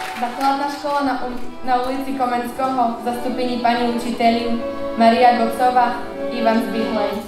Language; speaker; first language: Slovak; non-native, local second language; Rusyn